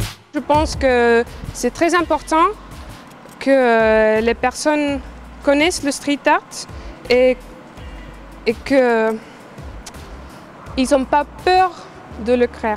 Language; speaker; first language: French; non-native, learner; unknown